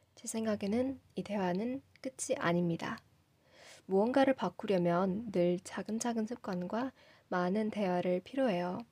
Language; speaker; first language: Korean; non-native, learner; English